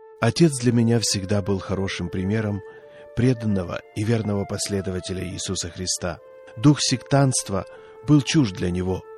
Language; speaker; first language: Russian; non-native, fluent; Swedish